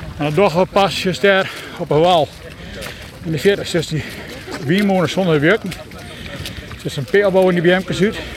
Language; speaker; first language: Dutch; native; Dutch